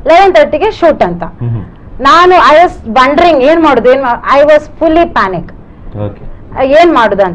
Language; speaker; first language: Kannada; non-native, local second language; Tulu